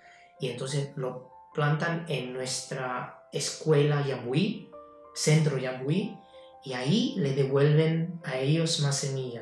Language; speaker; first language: Spanish; non-native, fluent; Chinese